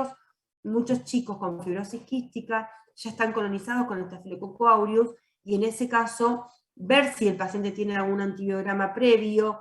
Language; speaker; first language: Spanish; native; Spanish